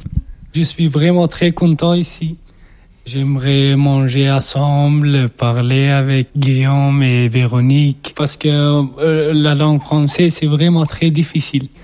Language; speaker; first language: French; non-native, learner; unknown